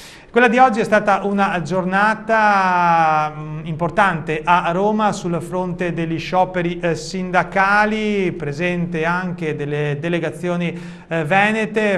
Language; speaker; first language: Italian; native; Italian